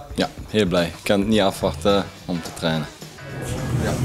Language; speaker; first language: Dutch; non-native, local second language; German